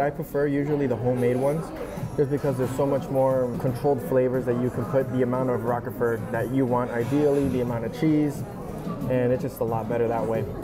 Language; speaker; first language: English; native; English